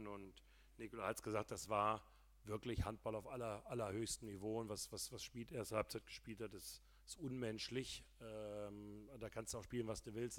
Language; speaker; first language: German; native; German